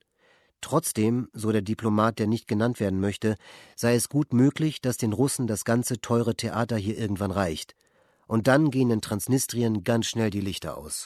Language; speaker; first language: German; native; German